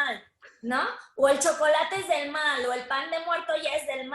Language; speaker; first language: Spanish; native; Spanish